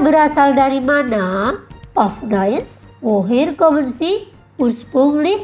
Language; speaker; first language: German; non-native, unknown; Indonesian